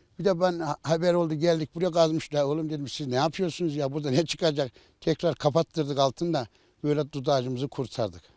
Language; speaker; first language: Turkish; native; Turkish